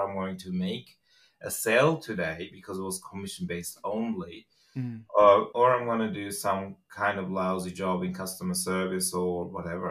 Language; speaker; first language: English; non-native, fluent; Swiss German